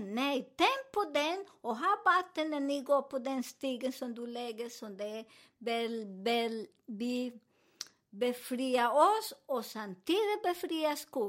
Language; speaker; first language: Swedish; non-native, learner; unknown